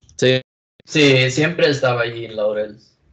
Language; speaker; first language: Spanish; non-native, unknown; Swedish